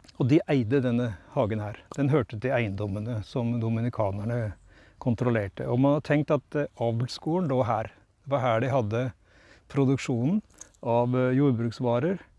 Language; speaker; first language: Norwegian; native; Norwegian